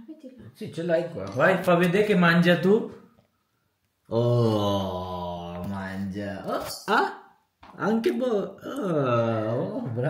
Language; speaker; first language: Italian; non-native, learner; Filipino